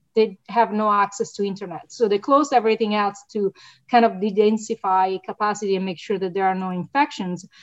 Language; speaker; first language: English; non-native, fluent; Italian